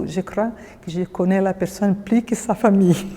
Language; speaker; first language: French; non-native, fluent; Portuguese